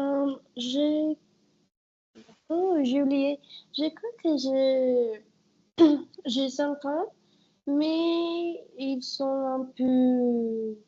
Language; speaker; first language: French; non-native, learner; Spanish